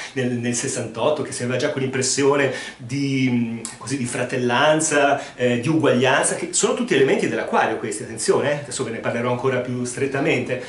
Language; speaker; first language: Italian; non-native, fluent; Spanish